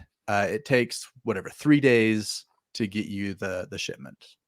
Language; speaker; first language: English; native; English